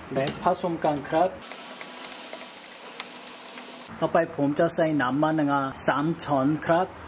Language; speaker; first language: Thai; non-native, learner; Korean